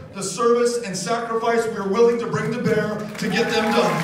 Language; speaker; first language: English; native; English